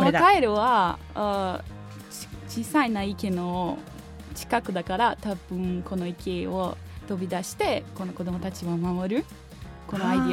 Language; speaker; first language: Japanese; non-native, learner; Portuguese